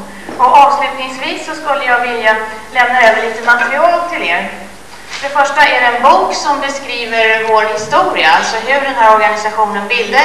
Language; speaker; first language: Swedish; native; Swedish